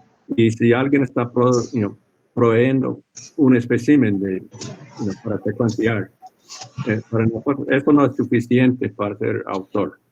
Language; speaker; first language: Spanish; non-native, fluent; English